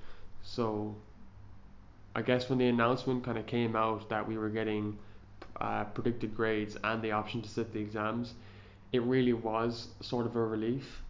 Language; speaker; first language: English; native; English